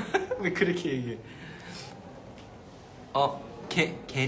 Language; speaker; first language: Korean; early bilingual, heritage; Korean